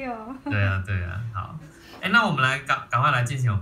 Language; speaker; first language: Chinese; native; Chinese